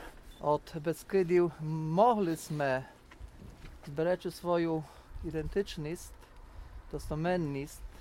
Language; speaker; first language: Polish; non-native, local second language; Rusyn